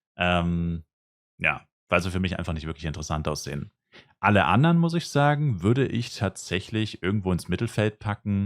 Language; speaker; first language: German; native; German